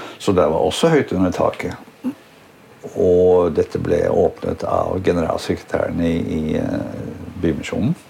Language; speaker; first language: Norwegian; native; Norwegian